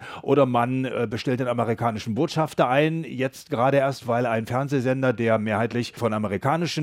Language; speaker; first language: German; native; German